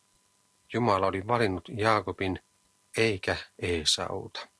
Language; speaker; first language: Finnish; native; Finnish